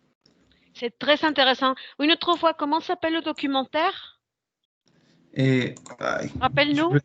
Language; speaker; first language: French; non-native, fluent; Spanish